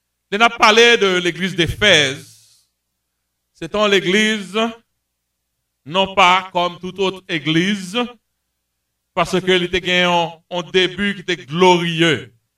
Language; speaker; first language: French; native; French